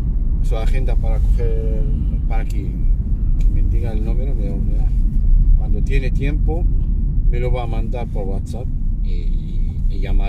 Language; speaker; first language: Spanish; non-native, fluent; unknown